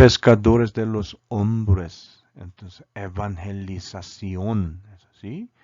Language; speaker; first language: Spanish; non-native, learner; Korean